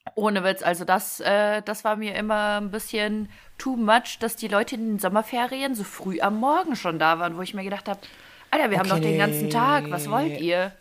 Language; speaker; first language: German; early bilingual, other home language; Ukrainian